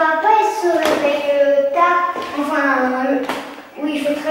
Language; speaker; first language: French; native; French